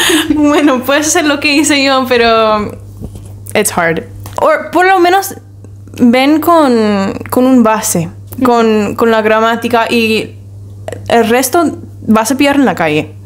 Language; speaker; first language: Spanish; non-native, learner; English